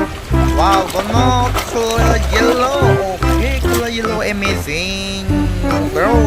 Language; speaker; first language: English; non-native, learner; Indonesian